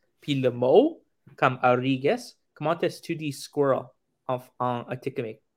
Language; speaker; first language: French; non-native, local second language; English